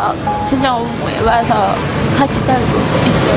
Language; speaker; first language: Korean; non-native, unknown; Khmer